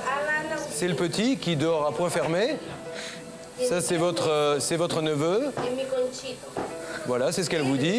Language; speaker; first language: French; native; French